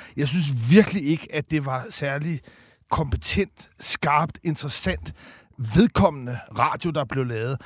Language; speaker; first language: Danish; native; Danish